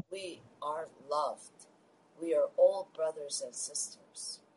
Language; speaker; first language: English; native; English